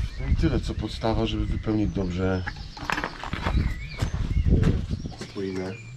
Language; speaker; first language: Polish; native; Polish